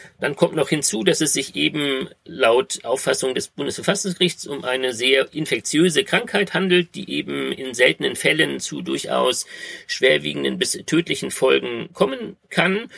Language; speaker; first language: German; native; German